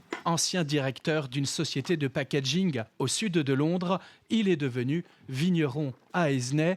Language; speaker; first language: French; native; French